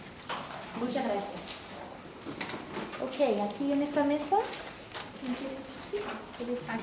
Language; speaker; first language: Spanish; non-native, fluent; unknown